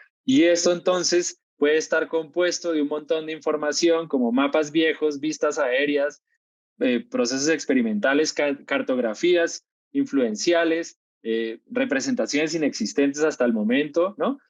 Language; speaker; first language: Spanish; native; Spanish